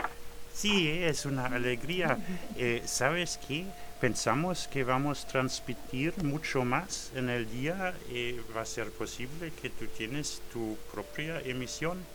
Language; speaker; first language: Spanish; non-native, learner; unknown